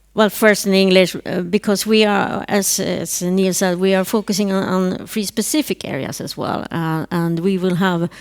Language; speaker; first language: English; non-native, fluent; Swedish